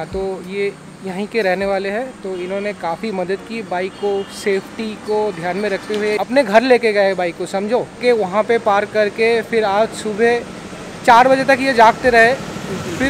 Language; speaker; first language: Hindi; native; Hindi